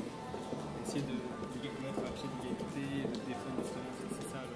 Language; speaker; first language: French; native; French